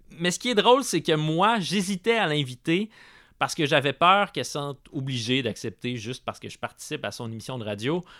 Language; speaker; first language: French; native; French